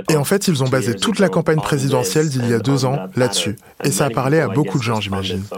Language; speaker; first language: French; non-native, fluent; Polish